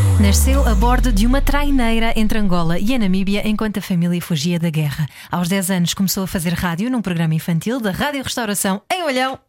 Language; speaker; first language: Portuguese; native; Portuguese